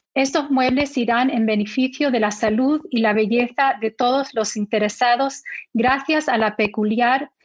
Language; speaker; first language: Spanish; early bilingual, heritage; Spanish